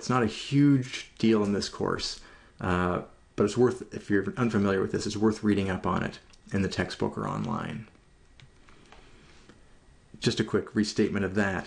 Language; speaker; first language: English; native; English